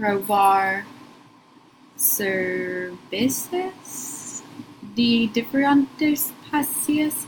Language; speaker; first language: Spanish; non-native, learner; English